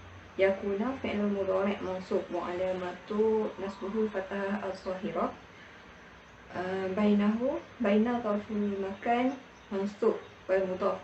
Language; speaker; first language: Arabic; non-native, learner; Malay